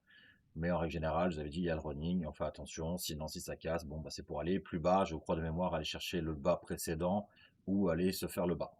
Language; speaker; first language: French; native; French